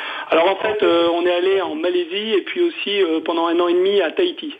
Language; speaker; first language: French; native; French